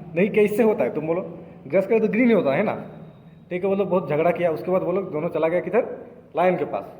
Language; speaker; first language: Hindi; non-native, local second language; Bangla